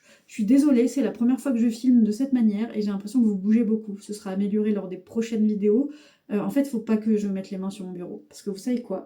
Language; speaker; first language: French; native; French